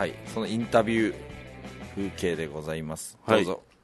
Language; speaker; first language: Japanese; native; Japanese